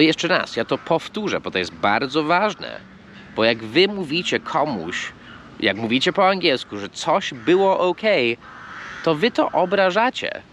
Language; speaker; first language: Polish; non-native, fluent; English